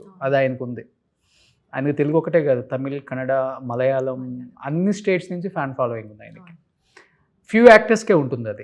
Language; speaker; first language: Telugu; native; Telugu